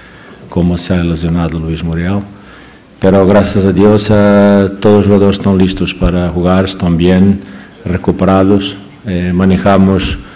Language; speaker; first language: Spanish; non-native, fluent; Portuguese